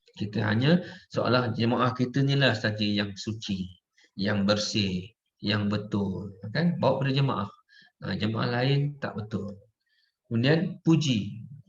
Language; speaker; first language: Malay; native; Malay